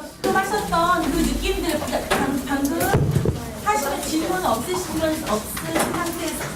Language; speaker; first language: Korean; native; Korean